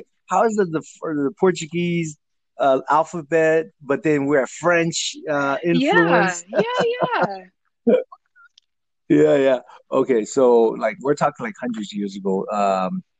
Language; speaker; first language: English; early bilingual, other home language; Vietnamese